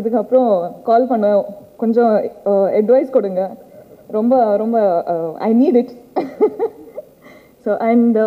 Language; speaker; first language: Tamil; non-native, learner; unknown